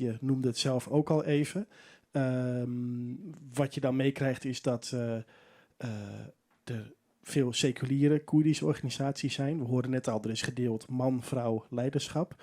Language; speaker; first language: Dutch; non-native, local second language; Western Frisian